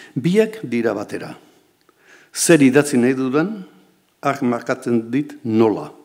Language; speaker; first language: Basque; native; Basque